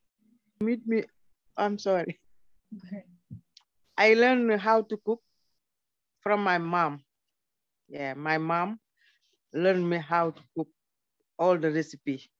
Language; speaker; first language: English; non-native, learner; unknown